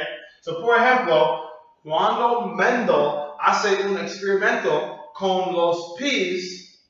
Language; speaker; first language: Spanish; non-native, learner; English